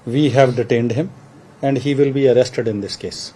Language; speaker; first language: English; non-native, local second language; Punjabi